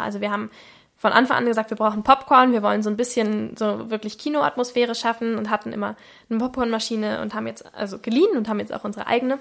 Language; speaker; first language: German; native; German